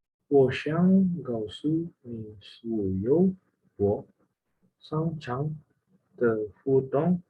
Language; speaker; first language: Chinese; non-native, learner; Indonesian